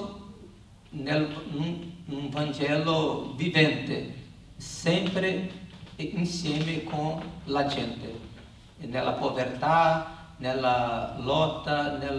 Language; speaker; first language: Italian; non-native, learner; Portuguese